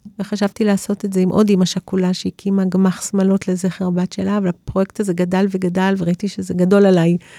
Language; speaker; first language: Hebrew; early bilingual, other home language; English